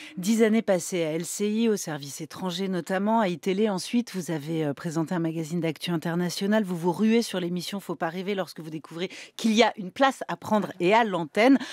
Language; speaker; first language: French; native; French